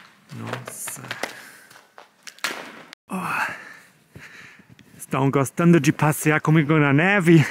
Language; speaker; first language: Portuguese; non-native, fluent; German